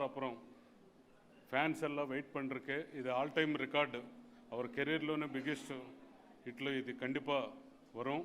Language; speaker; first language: Tamil; non-native, learner; Telugu